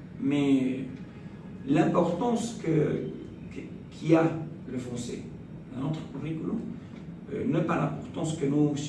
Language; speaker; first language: French; non-native, fluent; Spanish